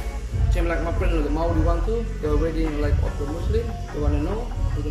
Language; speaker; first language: English; non-native, learner; Indonesian